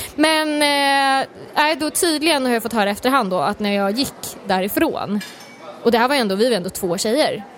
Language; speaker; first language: Swedish; native; Swedish